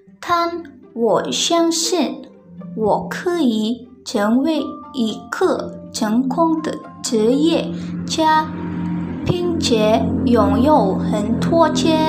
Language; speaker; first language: Chinese; non-native, learner; Indonesian